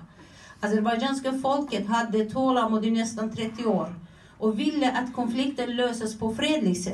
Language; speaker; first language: Swedish; non-native, fluent; Azerbaijani